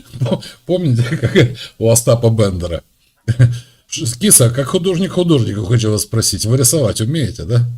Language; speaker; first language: Russian; native; Russian